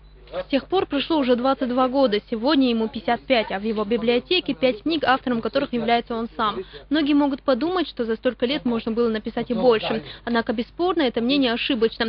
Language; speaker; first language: Russian; non-native, local second language; Chechen